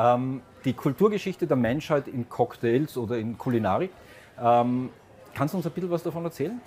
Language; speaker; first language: German; native; German